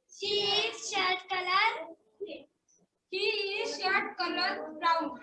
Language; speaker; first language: English; non-native, learner; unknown